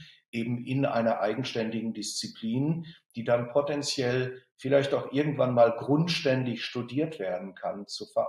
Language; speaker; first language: German; native; German